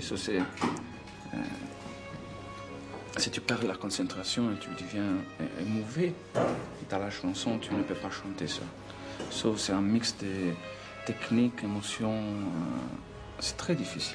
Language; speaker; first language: French; non-native, learner; Italian